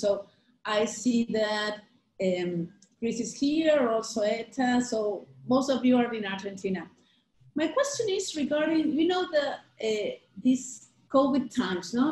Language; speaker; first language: English; non-native, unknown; Spanish